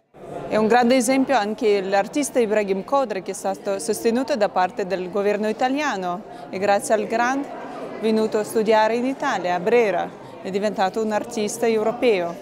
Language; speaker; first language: Italian; non-native, fluent; Albanian